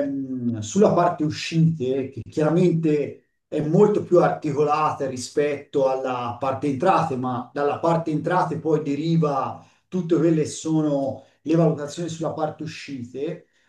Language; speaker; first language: Italian; native; Italian